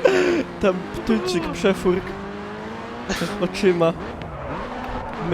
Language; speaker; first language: Polish; native; Polish